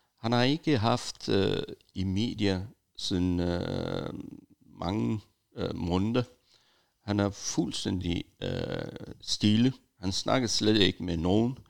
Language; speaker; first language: Danish; non-native, fluent; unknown